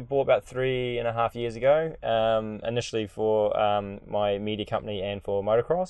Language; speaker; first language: English; native; English